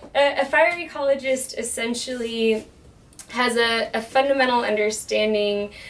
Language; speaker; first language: English; native; English